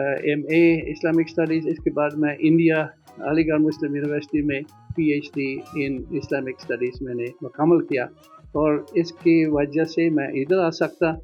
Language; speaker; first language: Hindi; non-native, fluent; Dutch